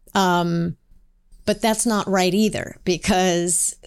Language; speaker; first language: English; native; English